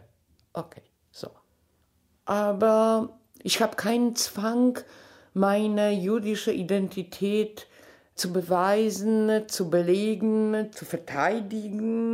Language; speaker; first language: German; non-native, fluent; Polish